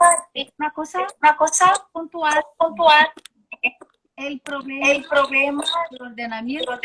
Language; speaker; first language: Spanish; non-native, learner; Portuguese